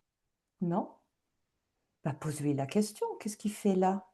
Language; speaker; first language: French; native; French